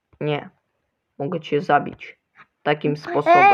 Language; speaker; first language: Polish; early bilingual, other home language; Ukrainian